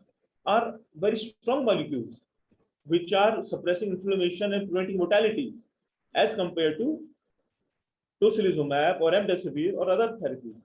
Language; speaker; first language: English; non-native, local second language; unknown